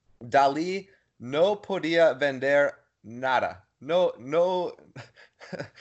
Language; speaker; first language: Spanish; non-native, learner; English